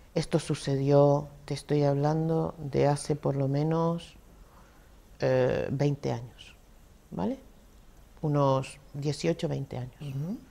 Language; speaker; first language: Spanish; native; Spanish